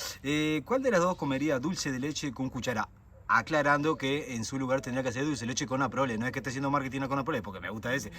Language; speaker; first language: Spanish; native; Spanish